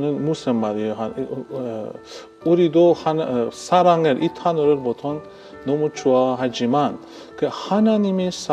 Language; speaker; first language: Korean; non-native, fluent; Persian